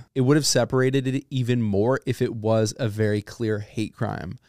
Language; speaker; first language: English; early bilingual, other home language; Italian